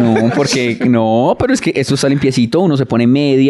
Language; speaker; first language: Spanish; native; Spanish